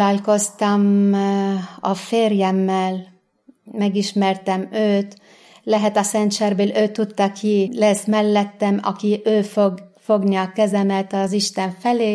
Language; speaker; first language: Hungarian; non-native, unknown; Arabic